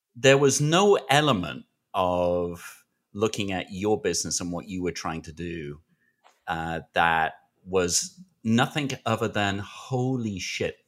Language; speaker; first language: English; native; English